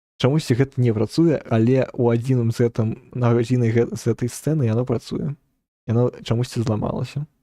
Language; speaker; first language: Belarusian; non-native, local second language; Russian